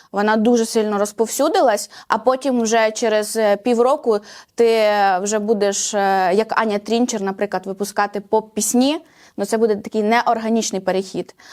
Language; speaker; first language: Ukrainian; native; Ukrainian